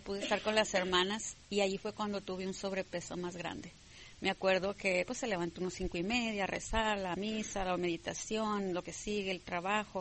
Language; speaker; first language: Spanish; native; Spanish